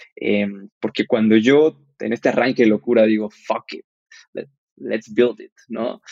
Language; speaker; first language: Spanish; native; Spanish